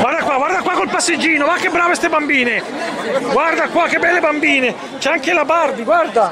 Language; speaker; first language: Italian; native; Italian